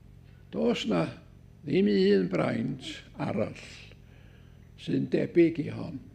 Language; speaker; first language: Welsh; native; Welsh